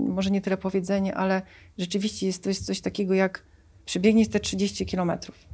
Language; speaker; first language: Polish; native; Polish